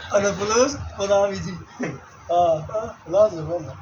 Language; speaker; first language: Arabic; non-native, learner; Urdu